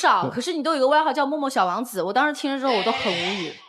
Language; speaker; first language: Chinese; native; Chinese